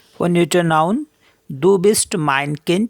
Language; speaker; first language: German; non-native, fluent; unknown